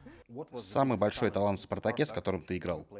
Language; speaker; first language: Russian; native; Russian